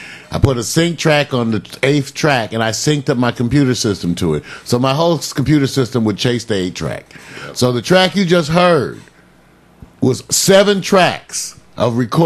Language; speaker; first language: English; native; English